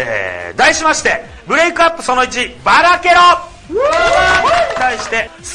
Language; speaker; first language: Japanese; native; Japanese